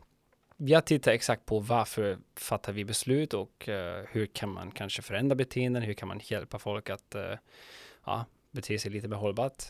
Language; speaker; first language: Swedish; non-native, fluent; German